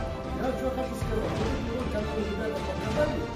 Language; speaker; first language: Russian; non-native, local second language; Kazakh